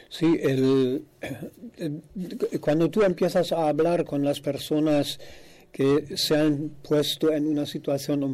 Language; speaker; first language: Spanish; non-native, fluent; German